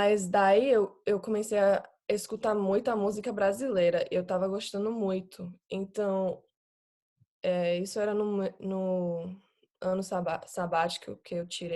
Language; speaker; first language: Portuguese; non-native, fluent; English